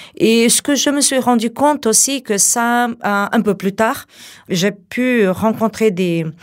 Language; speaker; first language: French; non-native, fluent; Portuguese